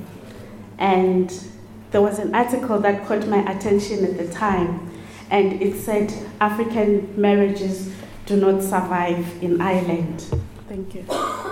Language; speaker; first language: English; non-native, local second language; Xhosa